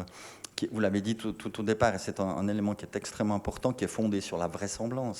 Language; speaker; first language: French; native; French